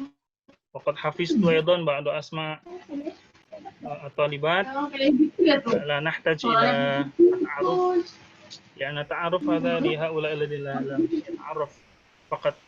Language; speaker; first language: Arabic; non-native, fluent; Indonesian